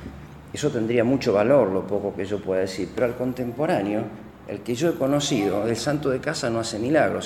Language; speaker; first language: Spanish; native; Spanish